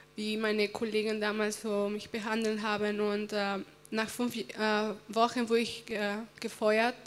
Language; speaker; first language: German; early bilingual, other home language; Spanish